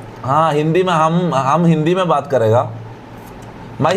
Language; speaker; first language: Hindi; non-native, learner; Malayalam